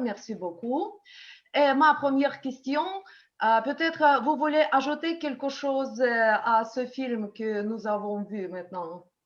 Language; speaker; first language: French; non-native, learner; Russian